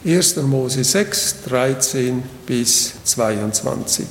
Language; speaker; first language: German; native; German